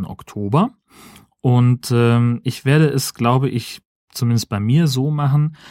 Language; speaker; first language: German; native; German